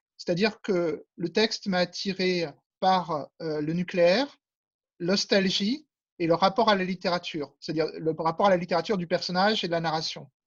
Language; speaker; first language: French; native; French